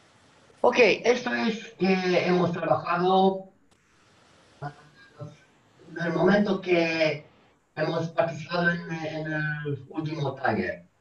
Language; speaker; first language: Spanish; non-native, fluent; Romanian